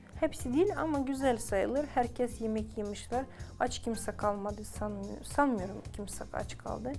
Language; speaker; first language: Turkish; non-native, learner; Swedish